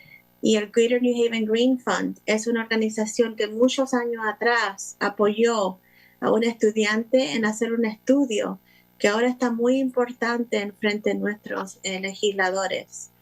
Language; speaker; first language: Spanish; early bilingual, other home language; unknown